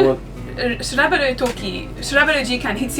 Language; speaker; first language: Japanese; non-native, learner; English